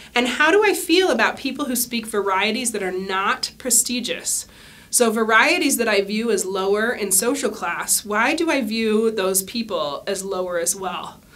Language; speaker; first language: English; native; English